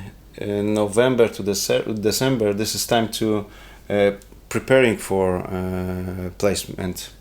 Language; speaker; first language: English; non-native, learner; Polish